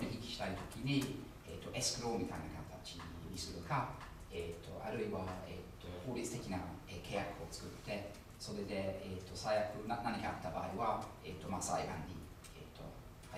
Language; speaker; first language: Japanese; non-native, fluent; English